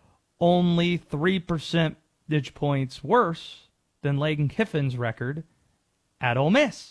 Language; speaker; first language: English; native; English